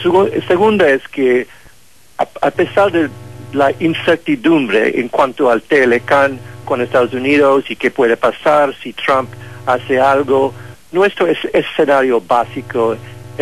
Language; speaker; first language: Spanish; non-native, fluent; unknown